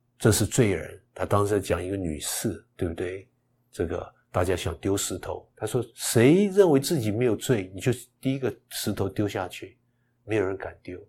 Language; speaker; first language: Chinese; early bilingual, heritage; Chinese